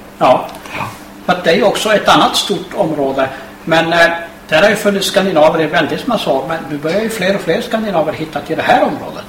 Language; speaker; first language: Swedish; native; Swedish